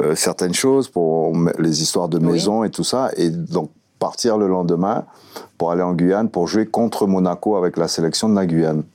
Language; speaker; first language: French; native; French